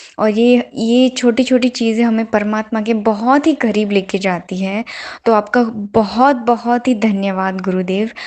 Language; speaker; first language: Hindi; non-native, local second language; Gujarati